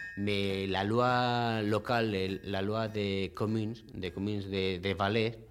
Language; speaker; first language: French; non-native, fluent; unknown